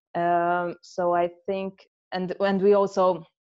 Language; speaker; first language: English; non-native, fluent; Hungarian